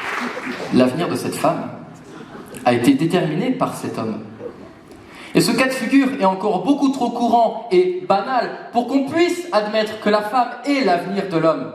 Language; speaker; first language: French; native; French